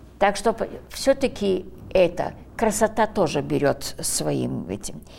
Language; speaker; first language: Russian; early bilingual, heritage; Russian